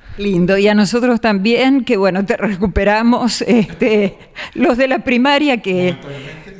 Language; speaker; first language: Spanish; native; Spanish